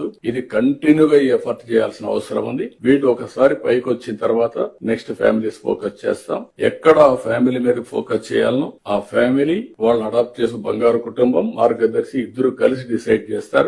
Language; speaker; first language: Telugu; native; Telugu